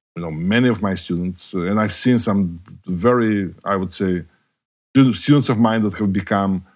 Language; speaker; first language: English; non-native, fluent; Bulgarian